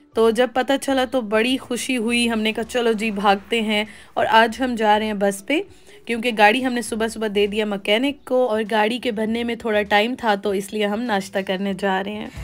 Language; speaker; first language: Urdu; native; Urdu